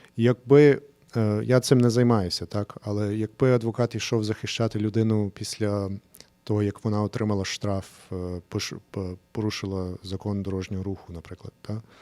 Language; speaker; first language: Ukrainian; early bilingual, heritage; English